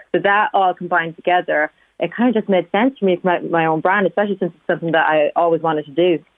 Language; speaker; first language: English; native; English